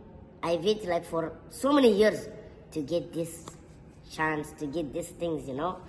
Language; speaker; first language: English; non-native, learner; Tajik